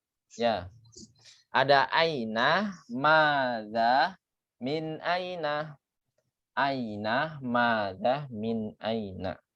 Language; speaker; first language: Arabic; non-native, fluent; Indonesian